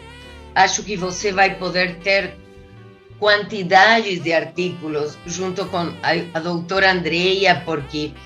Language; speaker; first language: Portuguese; non-native, fluent; Spanish